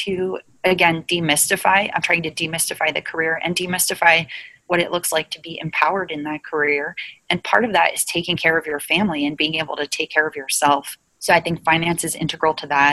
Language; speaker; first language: English; native; English